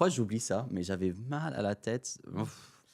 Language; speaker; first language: French; non-native, fluent; English